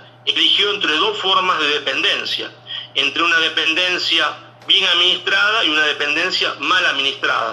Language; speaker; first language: Spanish; native; Spanish